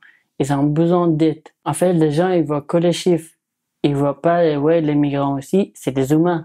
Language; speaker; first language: French; non-native, learner; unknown